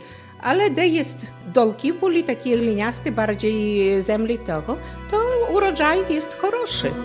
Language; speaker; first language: Polish; non-native, local second language; Ukrainian